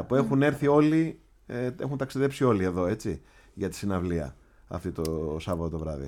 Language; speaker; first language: Greek; native; Greek